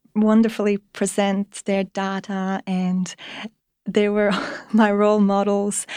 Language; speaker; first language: English; non-native, fluent; Polish